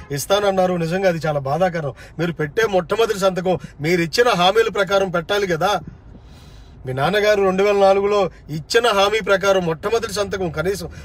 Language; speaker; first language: Telugu; native; Telugu